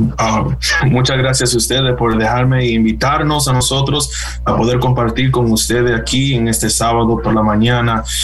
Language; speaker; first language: Spanish; early bilingual, heritage; Spanish